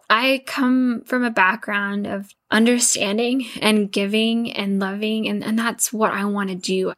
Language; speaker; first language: English; native; English